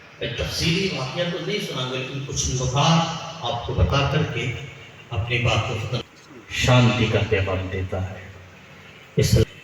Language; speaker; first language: Urdu; native; Urdu